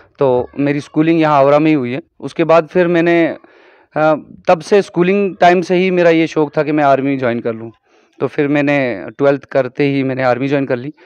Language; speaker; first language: Hindi; non-native, local second language; Kashmiri